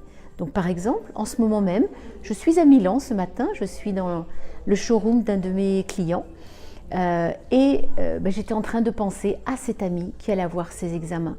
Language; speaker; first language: French; native; French